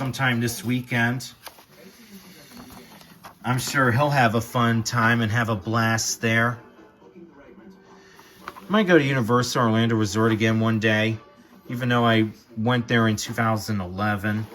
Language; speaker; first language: English; native; English